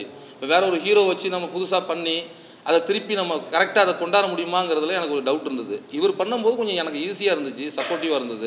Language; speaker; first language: Tamil; native; Tamil